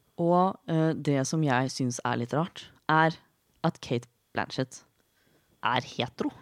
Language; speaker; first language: Norwegian; native; Norwegian